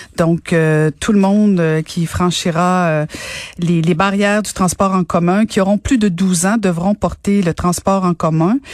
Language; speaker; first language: French; native; French